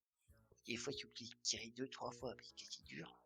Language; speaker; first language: French; native; French